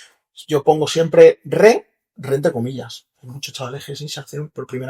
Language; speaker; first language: Spanish; native; Spanish